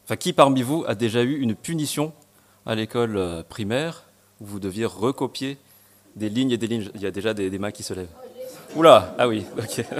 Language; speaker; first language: French; non-native, local second language; Malagasy